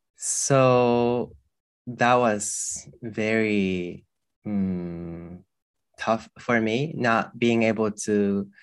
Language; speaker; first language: English; non-native, fluent; Japanese